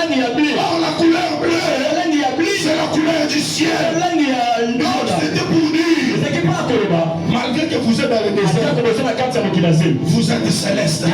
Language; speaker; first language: French; non-native, local second language; Lingala